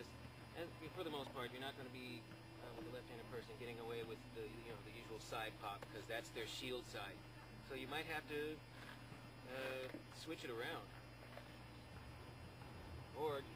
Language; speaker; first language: English; native; English